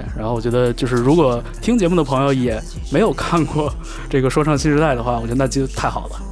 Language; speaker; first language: Chinese; native; Chinese